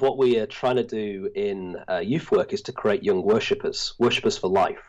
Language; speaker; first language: English; native; English